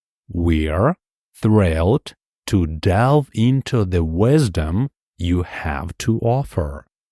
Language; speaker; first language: English; non-native, fluent; Ukrainian